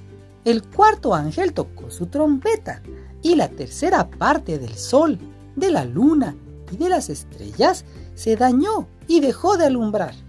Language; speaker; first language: Spanish; native; Spanish